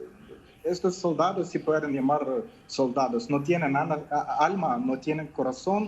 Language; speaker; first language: Spanish; non-native, fluent; Ukrainian